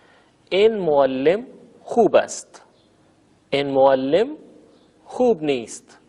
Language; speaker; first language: Persian; non-native, fluent; Urdu